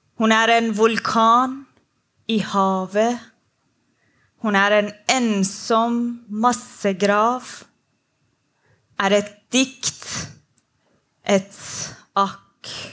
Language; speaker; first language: Norwegian; non-native, learner; Persian